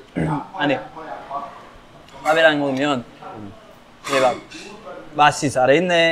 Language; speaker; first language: Korean; non-native, fluent; English